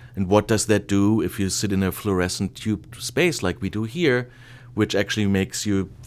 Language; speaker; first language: English; non-native, fluent; German